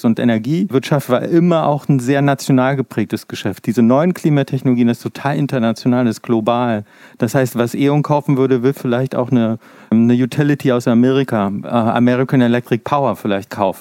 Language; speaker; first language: German; native; German